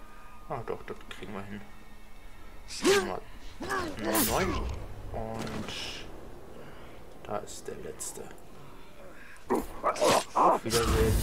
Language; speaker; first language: German; native; German